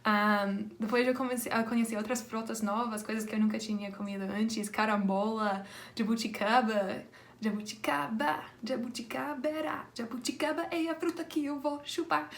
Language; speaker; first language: Portuguese; non-native, fluent; English